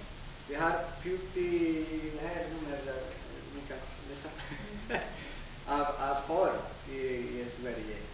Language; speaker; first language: Swedish; non-native, learner; Spanish